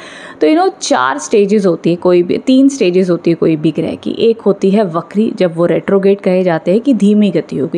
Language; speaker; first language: Hindi; native; Hindi